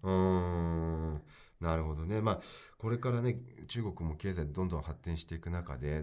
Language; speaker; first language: Japanese; native; Japanese